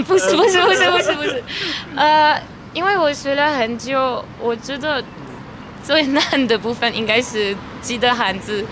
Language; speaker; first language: Chinese; non-native, fluent; French